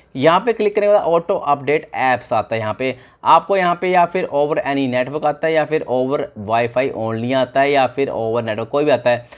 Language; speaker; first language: Hindi; native; Hindi